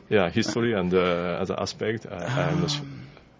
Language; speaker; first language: English; non-native, learner; Japanese